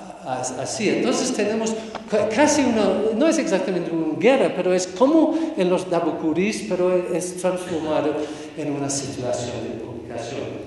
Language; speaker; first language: Spanish; non-native, fluent; English